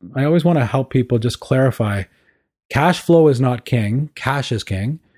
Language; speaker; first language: English; native; English